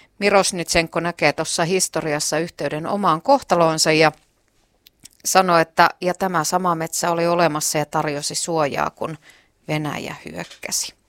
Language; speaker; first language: Finnish; native; Finnish